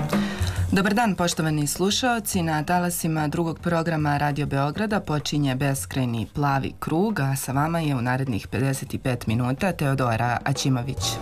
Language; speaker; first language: Serbian; native; Serbian